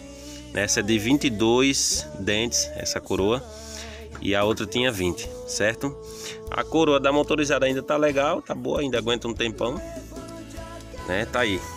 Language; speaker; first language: Portuguese; native; Portuguese